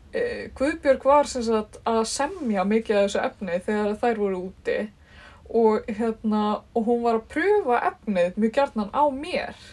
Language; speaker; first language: Icelandic; native; Icelandic